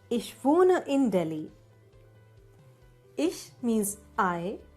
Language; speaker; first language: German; non-native, fluent; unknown